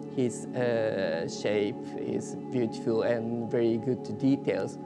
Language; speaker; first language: English; non-native, learner; Japanese